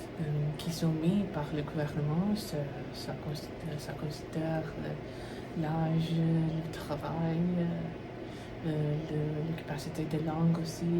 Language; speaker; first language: French; non-native, fluent; Tamil